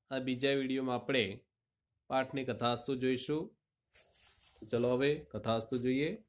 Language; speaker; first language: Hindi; non-native, local second language; Gujarati